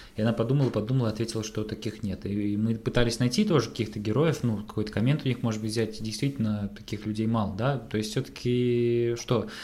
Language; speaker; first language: Russian; native; Russian